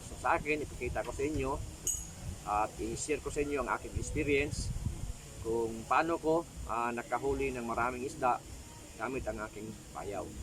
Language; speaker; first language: Filipino; non-native, local second language; Cebuano